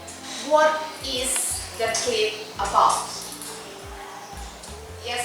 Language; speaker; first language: English; non-native, fluent; Indonesian